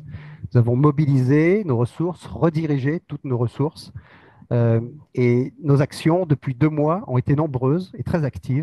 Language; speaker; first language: French; native; French